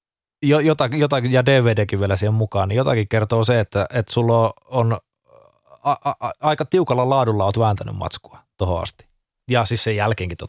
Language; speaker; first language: Finnish; native; Finnish